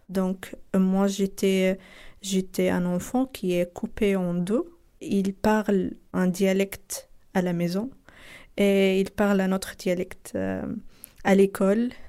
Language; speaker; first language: French; non-native, local second language; Arabic